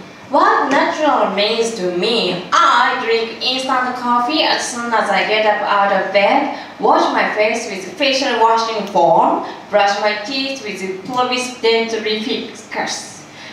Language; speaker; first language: English; non-native, fluent; Japanese